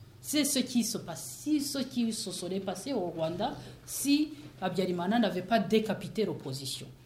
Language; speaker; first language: French; non-native, local second language; Kinyarwanda